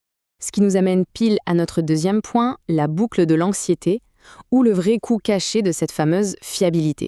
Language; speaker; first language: French; native; French